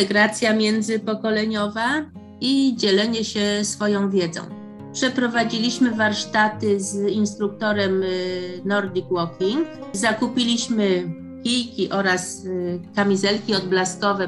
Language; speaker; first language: Polish; native; Polish